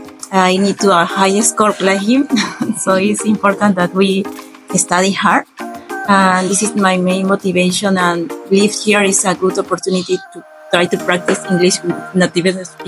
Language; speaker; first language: English; non-native, learner; Spanish